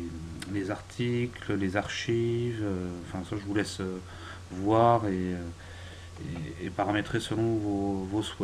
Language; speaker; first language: French; native; French